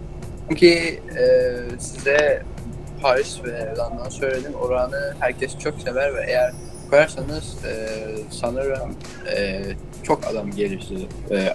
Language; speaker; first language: Turkish; early bilingual, heritage; Turkish